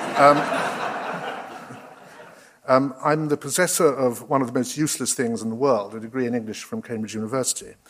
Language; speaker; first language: English; native; English